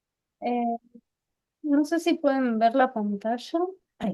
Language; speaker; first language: Spanish; native; Spanish